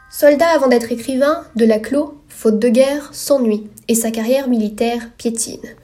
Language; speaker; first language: French; native; French